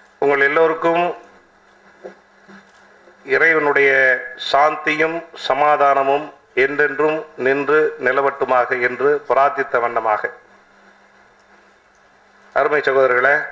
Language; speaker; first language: Tamil; native; Tamil